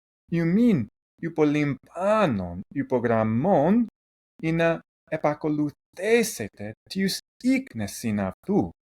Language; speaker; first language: Greek; non-native, fluent; English